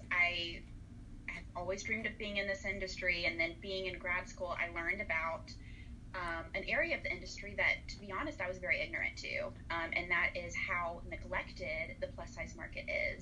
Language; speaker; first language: English; native; English